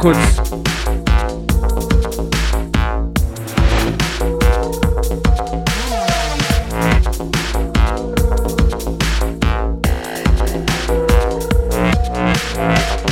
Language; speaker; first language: English; native; English